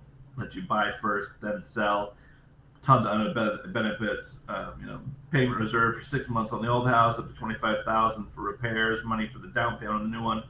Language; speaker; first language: English; native; English